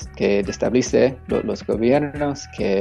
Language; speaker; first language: Spanish; non-native, fluent; English